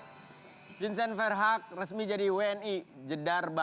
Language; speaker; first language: Indonesian; native; Indonesian